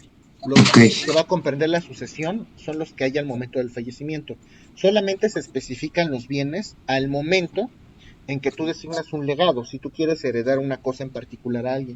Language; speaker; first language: Spanish; native; Spanish